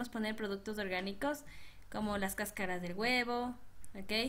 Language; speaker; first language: Spanish; native; Spanish